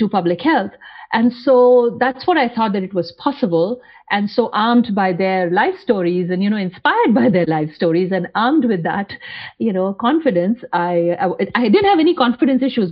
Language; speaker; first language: English; non-native, local second language; Hindi